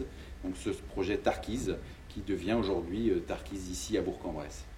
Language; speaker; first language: French; native; French